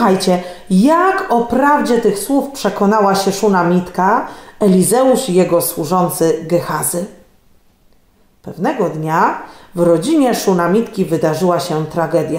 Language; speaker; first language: Polish; native; Polish